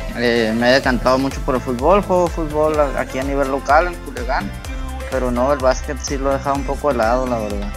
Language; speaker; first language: Spanish; native; Spanish